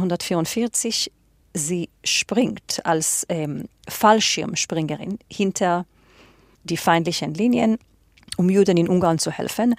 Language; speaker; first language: German; non-native, fluent; Hebrew